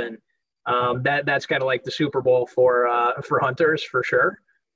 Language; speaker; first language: English; native; English